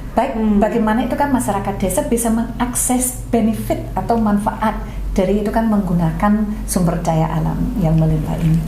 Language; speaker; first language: Indonesian; non-native, fluent; English